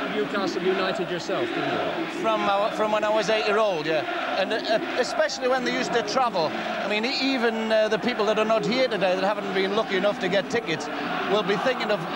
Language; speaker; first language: English; native; English